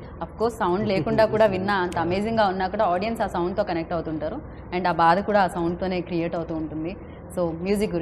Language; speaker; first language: Telugu; native; Telugu